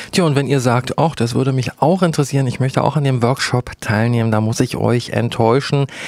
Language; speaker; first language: German; native; German